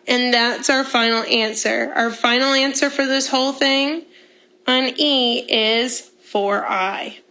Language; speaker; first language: English; native; English